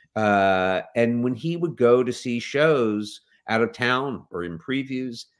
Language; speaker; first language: English; native; English